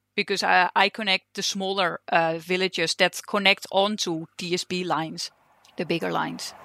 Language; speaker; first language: English; non-native, fluent; Dutch